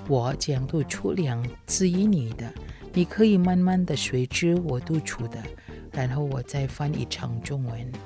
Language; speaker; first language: Chinese; non-native, fluent; Indonesian